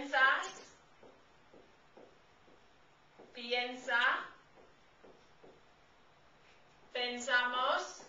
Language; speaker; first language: Spanish; non-native, fluent; English